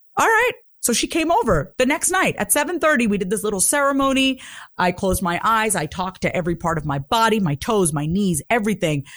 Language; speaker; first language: English; native; English